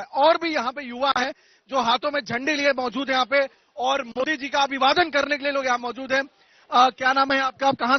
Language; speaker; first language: Hindi; native; Hindi